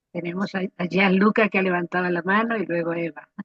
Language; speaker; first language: Spanish; native; Spanish